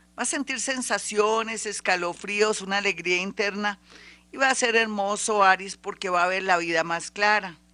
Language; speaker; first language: Spanish; native; Spanish